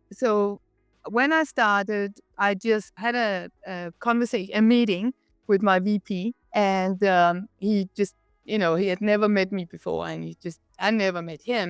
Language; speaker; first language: English; non-native, fluent; Danish